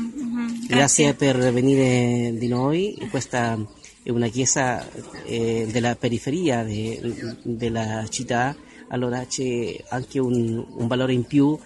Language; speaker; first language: Italian; non-native, fluent; Spanish